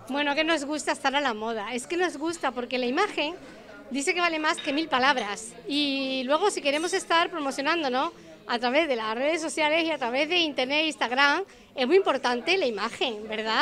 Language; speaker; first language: Spanish; native; Spanish